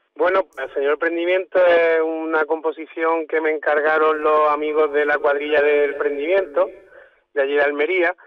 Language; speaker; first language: Spanish; native; Spanish